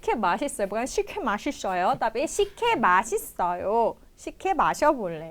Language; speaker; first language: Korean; non-native, fluent; Indonesian